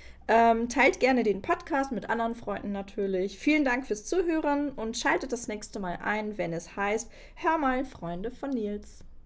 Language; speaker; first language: German; native; German